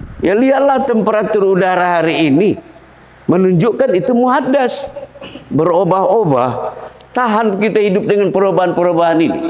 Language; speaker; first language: Indonesian; native; Indonesian